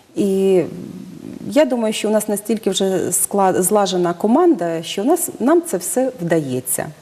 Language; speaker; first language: Ukrainian; native; Ukrainian